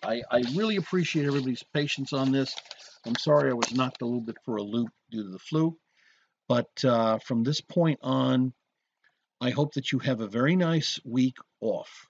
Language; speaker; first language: English; native; English